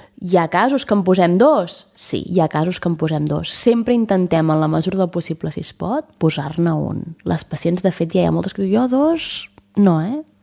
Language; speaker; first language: Catalan; native; Catalan